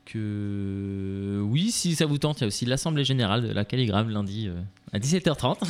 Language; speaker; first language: French; native; French